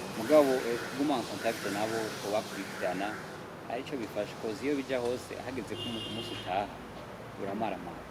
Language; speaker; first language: Rundi; early bilingual, heritage; Rundi